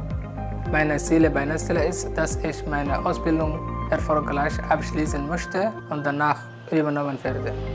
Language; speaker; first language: German; non-native, learner; Somali